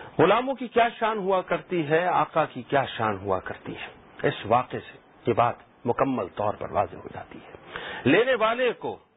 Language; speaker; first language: Urdu; native; Urdu